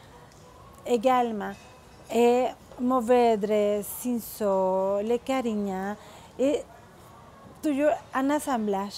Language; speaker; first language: French; non-native, fluent; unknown